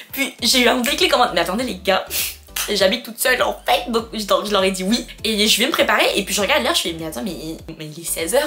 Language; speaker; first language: French; non-native, fluent; Khmer